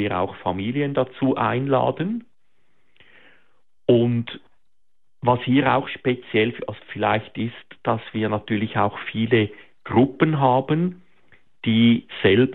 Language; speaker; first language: German; native; German